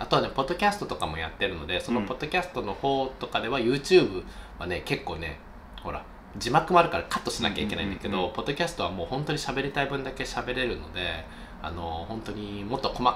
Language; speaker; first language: Japanese; native; Japanese